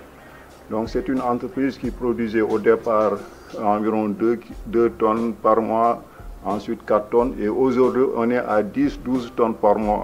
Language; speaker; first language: French; non-native, local second language; Wolof